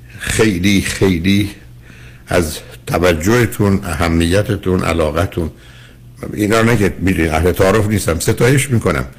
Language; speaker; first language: Persian; native; Persian